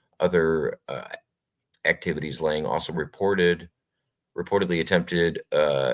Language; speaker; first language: English; native; English